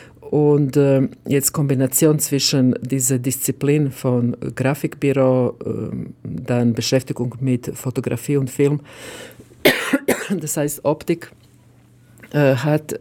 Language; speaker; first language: German; non-native, fluent; Croatian